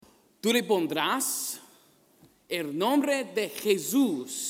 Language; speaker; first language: Spanish; non-native, fluent; English